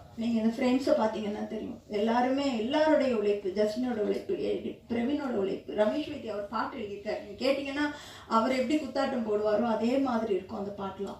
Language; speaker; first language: Tamil; native; Tamil